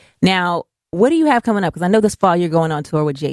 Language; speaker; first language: English; native; English